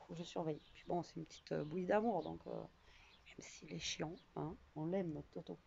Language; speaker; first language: French; native; French